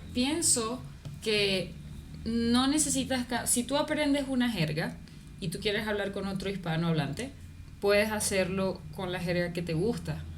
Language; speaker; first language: Spanish; native; Spanish